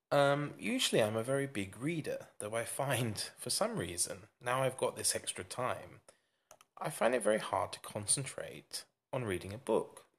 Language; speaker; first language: English; native; English